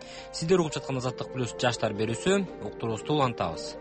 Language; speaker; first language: Kyrgyz; native; Kyrgyz